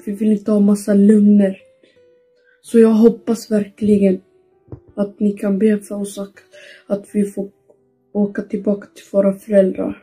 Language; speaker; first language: Swedish; early bilingual, other home language; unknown